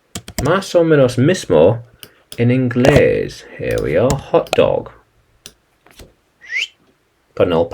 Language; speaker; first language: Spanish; non-native, learner; English